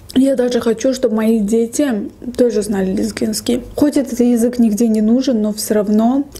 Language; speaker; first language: Russian; non-native, local second language; Lezghian